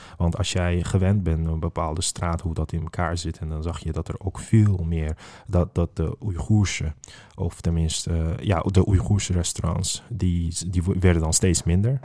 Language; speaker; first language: Dutch; non-native, fluent; Uyghur